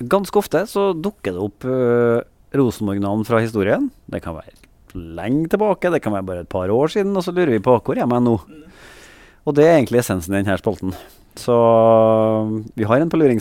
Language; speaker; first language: Norwegian; native; Norwegian